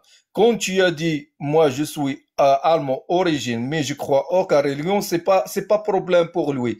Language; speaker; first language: French; non-native, learner; Arabic